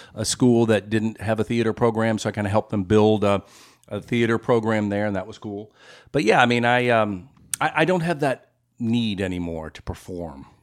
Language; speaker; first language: English; native; English